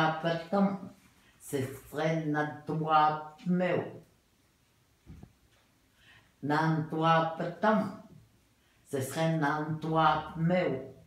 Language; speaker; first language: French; non-native, local second language; Innu-aimun